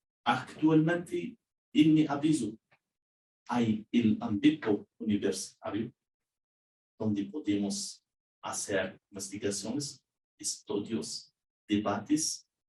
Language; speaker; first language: Spanish; non-native, learner; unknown